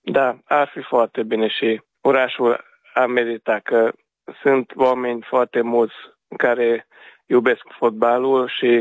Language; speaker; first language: Romanian; early bilingual, heritage; Romanian